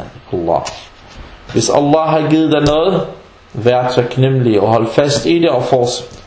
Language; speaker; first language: Danish; non-native, fluent; Arabic